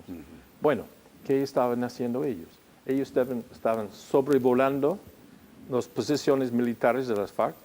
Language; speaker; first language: Spanish; non-native, fluent; English